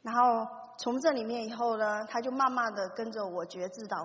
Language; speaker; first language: Chinese; native; Chinese